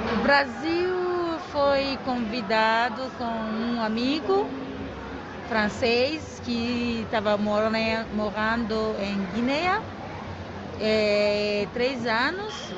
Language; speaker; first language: Portuguese; non-native, learner; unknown